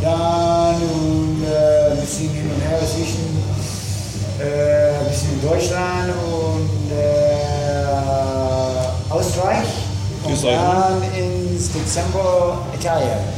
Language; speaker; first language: German; non-native, learner; English